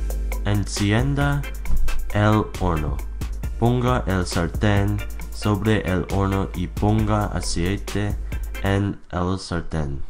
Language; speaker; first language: Spanish; non-native, learner; English